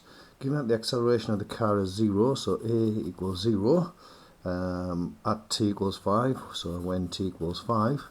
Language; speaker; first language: English; native; English